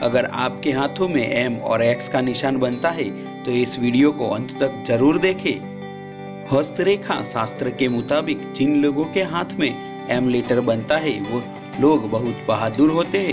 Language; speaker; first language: Hindi; native; Hindi